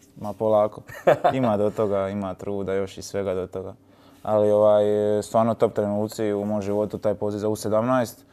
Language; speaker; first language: Croatian; native; Croatian